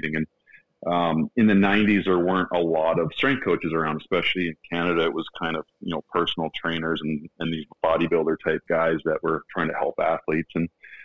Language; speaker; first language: English; native; English